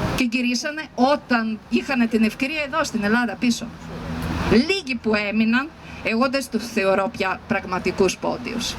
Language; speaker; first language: Greek; non-native, fluent; Ukrainian